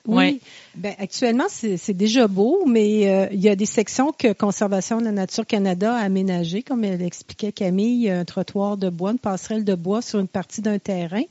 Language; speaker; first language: French; native; French